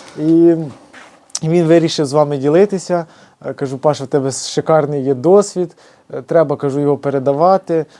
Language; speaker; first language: Ukrainian; native; Ukrainian